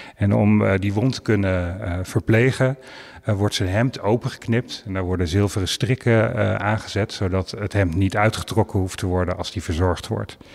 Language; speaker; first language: Dutch; native; Dutch